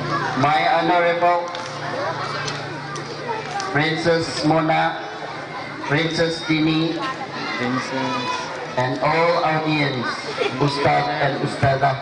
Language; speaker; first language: English; non-native, learner; Indonesian